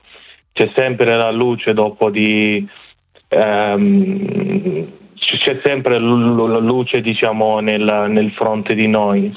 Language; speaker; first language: Italian; non-native, fluent; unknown